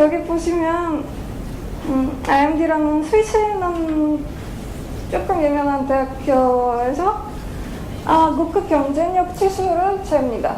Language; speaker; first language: Korean; non-native, fluent; Bulgarian